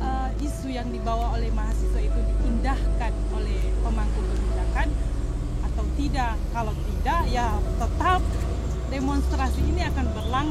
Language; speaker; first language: Indonesian; native; Indonesian